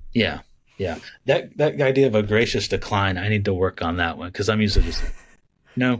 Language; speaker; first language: English; native; English